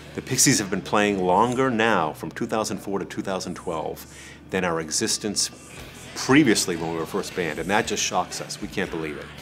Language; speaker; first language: English; native; English